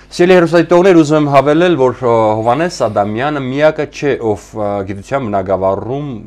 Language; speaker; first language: Armenian; native; Armenian